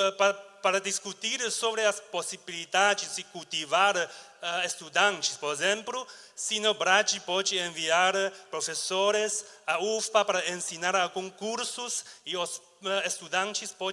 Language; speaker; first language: Portuguese; non-native, learner; Chinese